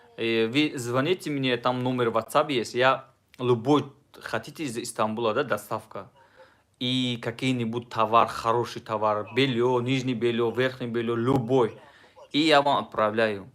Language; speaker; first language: Russian; non-native, fluent; Tajik